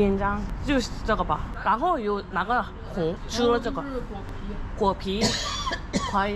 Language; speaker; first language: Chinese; non-native, fluent; Korean